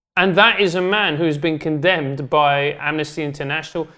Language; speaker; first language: English; native; English